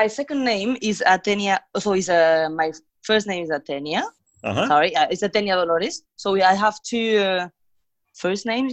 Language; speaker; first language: English; non-native, fluent; Spanish